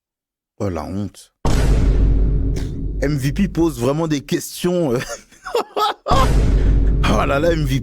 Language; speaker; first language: French; native; French